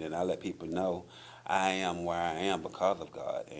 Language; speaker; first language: English; native; English